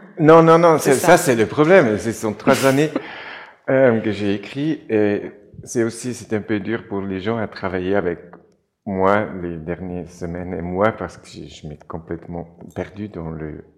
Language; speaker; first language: French; non-native, local second language; German